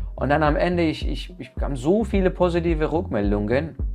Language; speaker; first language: German; non-native, learner; Persian